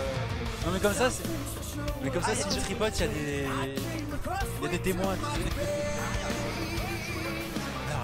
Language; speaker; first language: French; native; French